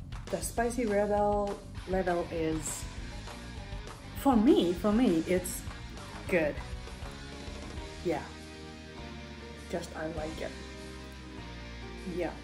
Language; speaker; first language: English; non-native, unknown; Japanese